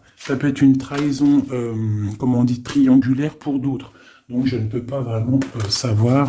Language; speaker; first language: French; native; French